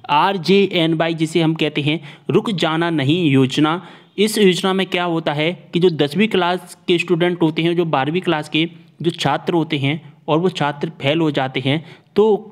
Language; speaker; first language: Hindi; native; Hindi